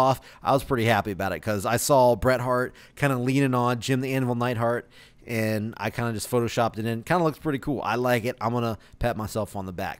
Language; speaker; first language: English; native; English